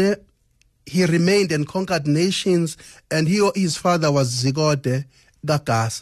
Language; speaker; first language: English; non-native, local second language; Zulu